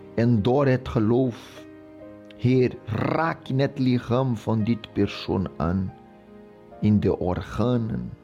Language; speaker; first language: Dutch; non-native, fluent; Portuguese